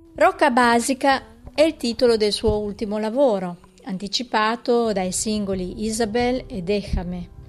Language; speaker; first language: Italian; native; Italian